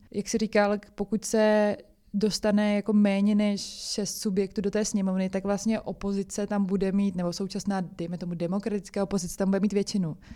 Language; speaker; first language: Czech; native; Czech